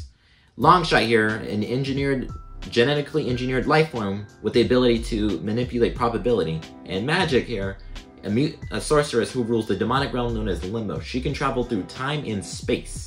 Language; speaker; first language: English; native; English